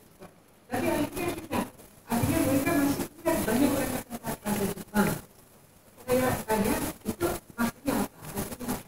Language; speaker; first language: Indonesian; non-native, fluent; Japanese